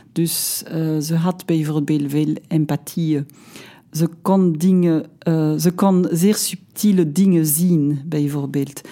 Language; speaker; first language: Dutch; non-native, local second language; French